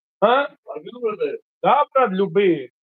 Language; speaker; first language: Russian; non-native, fluent; Tajik